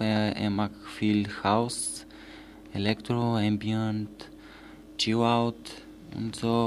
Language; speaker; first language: German; non-native, learner; Bulgarian